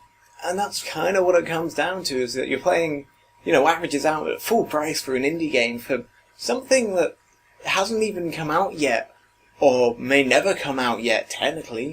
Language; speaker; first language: English; native; English